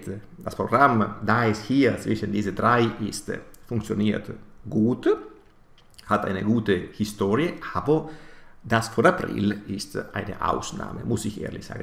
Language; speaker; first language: German; non-native, fluent; Italian